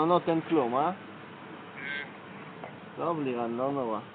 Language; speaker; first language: Hebrew; native; Hebrew